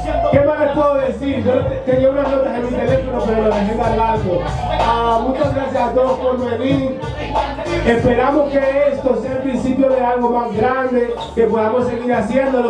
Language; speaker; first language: Spanish; native; Spanish